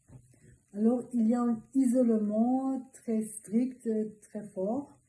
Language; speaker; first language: French; non-native, learner; Turkish